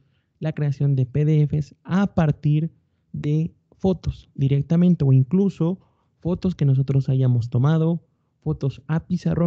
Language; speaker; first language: Spanish; native; Spanish